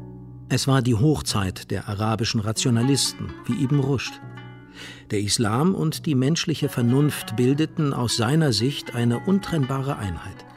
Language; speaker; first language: German; native; German